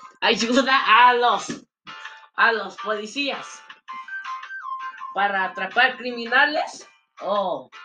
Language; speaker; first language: Spanish; non-native, learner; English